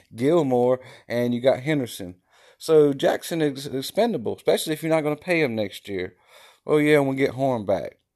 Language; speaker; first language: English; native; English